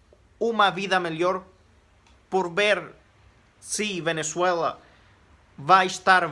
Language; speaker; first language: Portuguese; non-native, fluent; Spanish